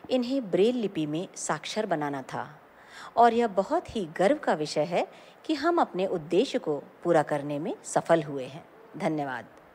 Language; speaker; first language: Hindi; native; Hindi